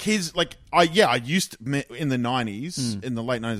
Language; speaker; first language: English; native; English